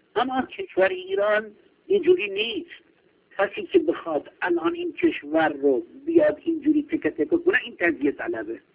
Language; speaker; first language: Persian; non-native, local second language; Kurdish